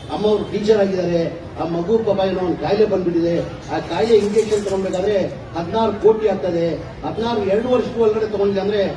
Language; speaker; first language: Kannada; non-native, local second language; Urdu